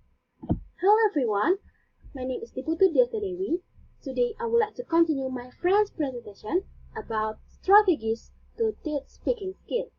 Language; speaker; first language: English; non-native, learner; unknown